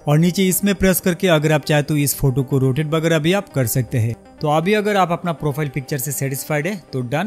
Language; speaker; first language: Hindi; non-native, local second language; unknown